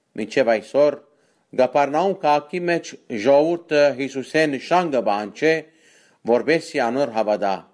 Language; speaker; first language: Armenian; native; Armenian